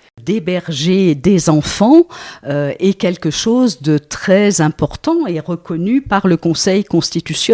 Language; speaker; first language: French; native; French